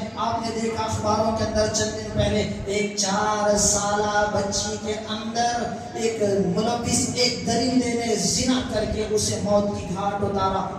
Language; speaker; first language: Urdu; native; Urdu